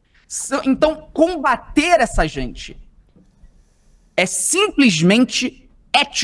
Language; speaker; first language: Portuguese; native; Portuguese